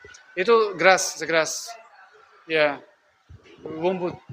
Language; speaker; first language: Indonesian; non-native, learner; Russian